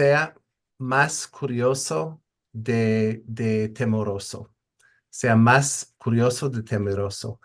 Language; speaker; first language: Spanish; non-native, fluent; English